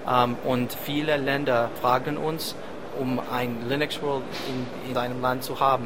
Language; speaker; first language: German; non-native, fluent; English